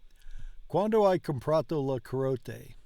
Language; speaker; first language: Italian; non-native, learner; English